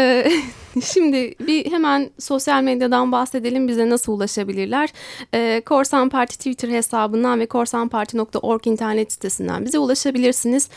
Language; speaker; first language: Turkish; native; Turkish